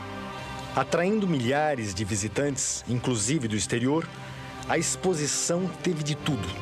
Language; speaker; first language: Portuguese; native; Portuguese